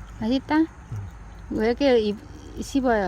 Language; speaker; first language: Korean; non-native, learner; Vietnamese